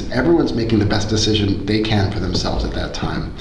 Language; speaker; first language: English; early bilingual, other home language; Spanish